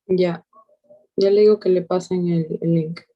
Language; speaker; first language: Spanish; native; Spanish